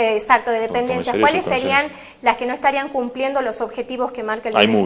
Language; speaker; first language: Spanish; native; Spanish